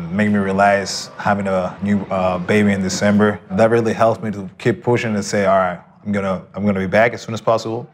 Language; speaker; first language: English; non-native, fluent; Spanish